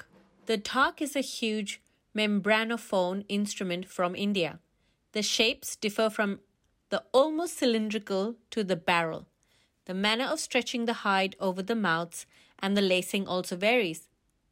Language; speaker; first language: English; non-native, local second language; Bangla